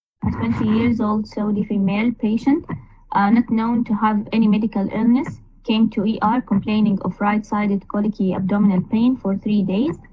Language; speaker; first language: English; non-native, fluent; Arabic